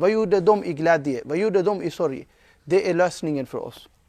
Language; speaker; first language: Swedish; non-native, fluent; Urdu